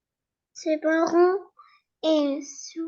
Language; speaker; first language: French; non-native, learner; Arabic